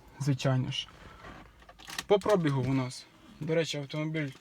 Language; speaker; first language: Ukrainian; native; Ukrainian